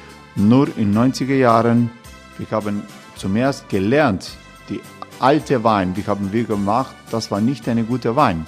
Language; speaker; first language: German; non-native, learner; Croatian